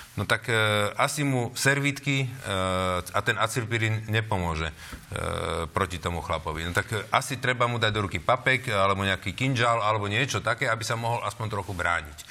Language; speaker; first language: Slovak; native; Slovak